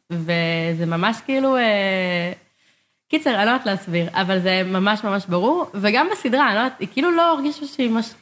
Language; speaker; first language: Hebrew; native; Hebrew